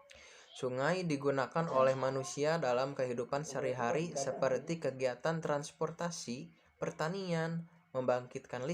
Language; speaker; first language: Indonesian; native; Indonesian